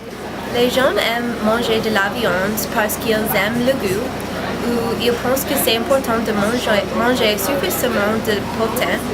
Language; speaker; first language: French; non-native, fluent; English